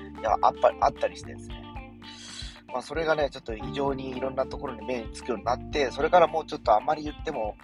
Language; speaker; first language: Japanese; native; Japanese